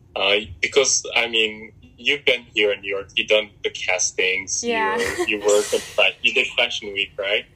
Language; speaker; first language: English; early bilingual, other home language; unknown